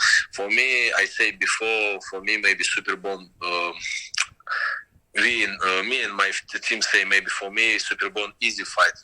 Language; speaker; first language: English; non-native, learner; Russian